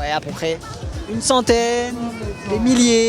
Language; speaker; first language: French; native; French